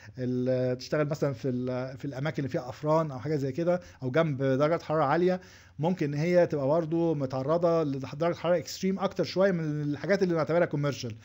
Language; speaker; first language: Arabic; native; Arabic